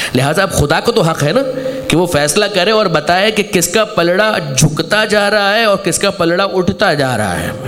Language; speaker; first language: Urdu; non-native, local second language; Gujarati